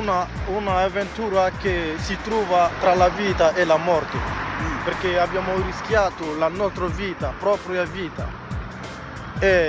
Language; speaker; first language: Italian; non-native, learner; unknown